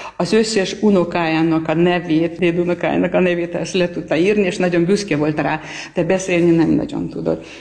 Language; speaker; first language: Hungarian; non-native, fluent; Armenian